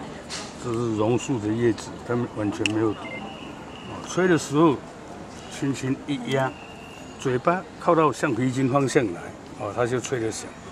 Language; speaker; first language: Chinese; native; Chinese